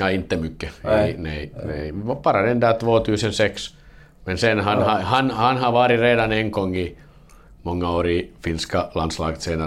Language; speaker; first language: Swedish; non-native, fluent; Finnish